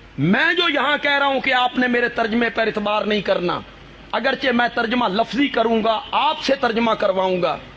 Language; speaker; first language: Urdu; non-native, local second language; Punjabi